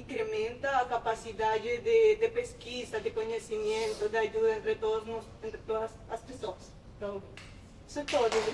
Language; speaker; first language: Portuguese; non-native, fluent; Spanish